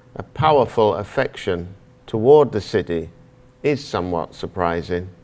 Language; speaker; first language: English; native; English